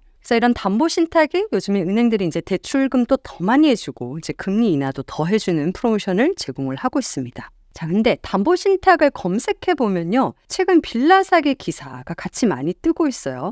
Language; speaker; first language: Korean; native; Korean